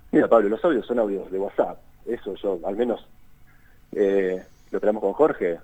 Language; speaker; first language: Spanish; native; Spanish